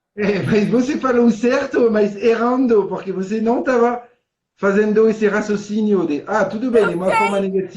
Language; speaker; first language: Portuguese; non-native, fluent; French